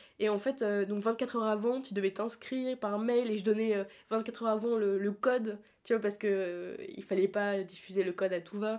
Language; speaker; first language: French; native; French